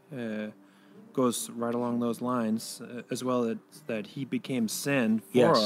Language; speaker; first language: English; non-native, fluent; Danish